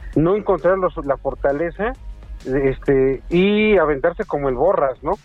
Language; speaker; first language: Spanish; native; Spanish